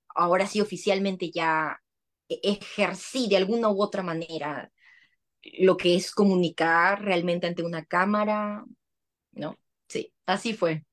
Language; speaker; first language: Spanish; native; Spanish